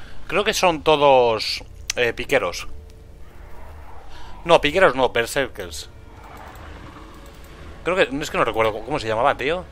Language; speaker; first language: Spanish; native; Spanish